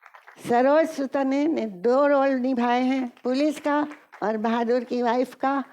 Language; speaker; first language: Hindi; native; Hindi